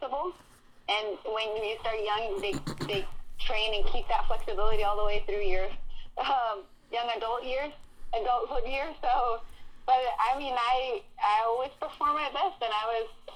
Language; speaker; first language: English; early bilingual, other home language; Spanish